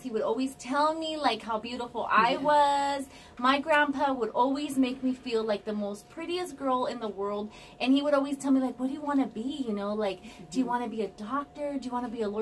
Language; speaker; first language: English; early bilingual, other home language; Spanish